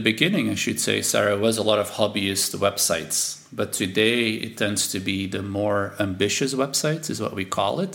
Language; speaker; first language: English; non-native, fluent; Dutch